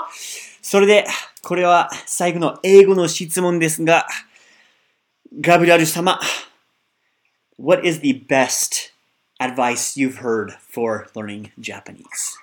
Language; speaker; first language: Japanese; non-native, fluent; English